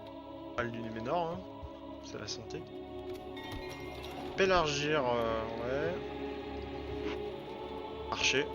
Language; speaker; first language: French; native; French